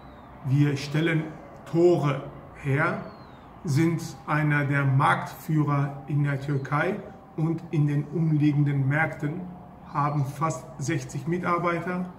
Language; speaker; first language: German; early bilingual, other home language; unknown